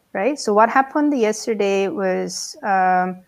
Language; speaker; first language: English; non-native, fluent; Korean